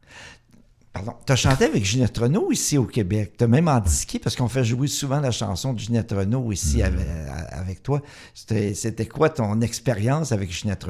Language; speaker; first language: French; native; French